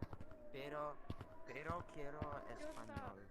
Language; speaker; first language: Spanish; non-native, learner; English